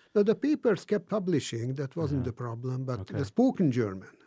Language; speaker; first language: English; non-native, fluent; Hungarian